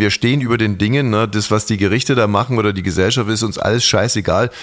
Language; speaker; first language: German; native; German